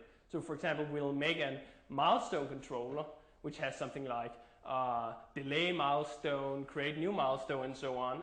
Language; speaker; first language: English; non-native, fluent; Danish